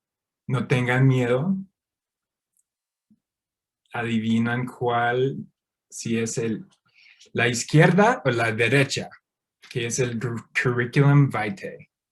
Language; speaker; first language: Spanish; non-native, fluent; English